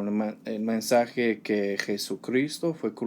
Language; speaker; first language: Spanish; non-native, learner; English